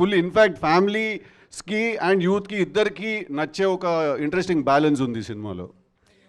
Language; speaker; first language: Telugu; native; Telugu